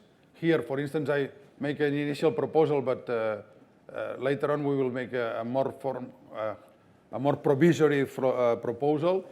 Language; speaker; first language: English; non-native, fluent; Catalan